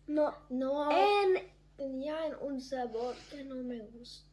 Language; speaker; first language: Spanish; early bilingual, heritage; German